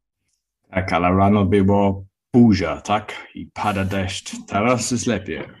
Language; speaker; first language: Polish; non-native, learner; English